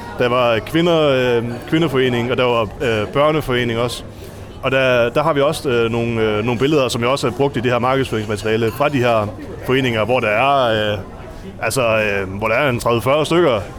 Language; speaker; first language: Danish; native; Danish